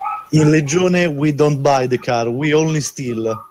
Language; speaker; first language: English; non-native, learner; Italian